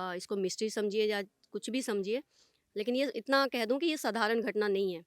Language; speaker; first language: Hindi; non-native, local second language; Punjabi